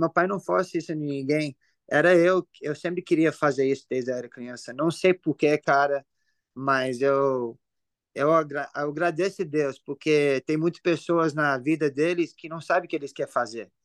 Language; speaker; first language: Portuguese; early bilingual, heritage; English